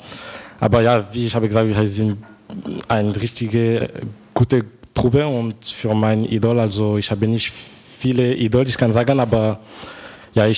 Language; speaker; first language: German; non-native, fluent; French